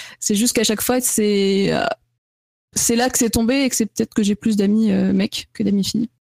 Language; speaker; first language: French; native; French